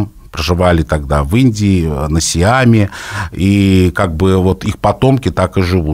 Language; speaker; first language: Russian; native; Russian